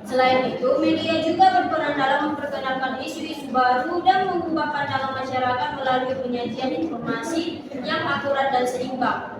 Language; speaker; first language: Indonesian; native; Indonesian